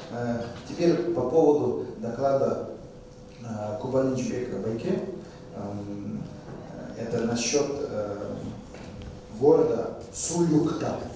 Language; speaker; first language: Russian; non-native, fluent; French